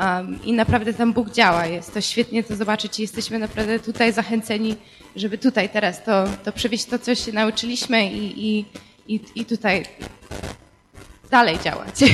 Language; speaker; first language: Polish; early bilingual, heritage; Polish